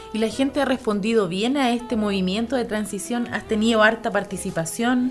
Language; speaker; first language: Spanish; native; Spanish